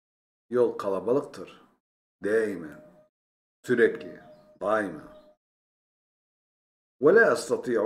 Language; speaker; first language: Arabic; non-native, fluent; Turkish